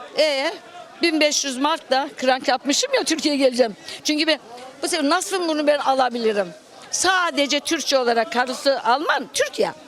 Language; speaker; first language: Turkish; native; Turkish